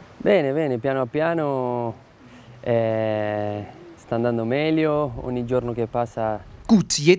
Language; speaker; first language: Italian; non-native, fluent; Spanish